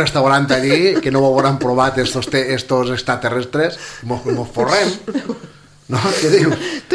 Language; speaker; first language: Catalan; native; Catalan